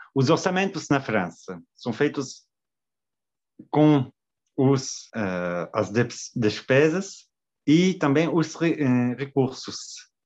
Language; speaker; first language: Portuguese; non-native, fluent; French